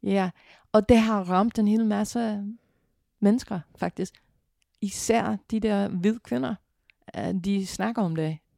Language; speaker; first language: Danish; non-native, fluent; English